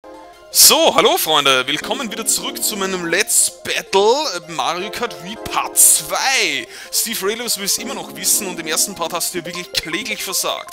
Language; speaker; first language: German; native; German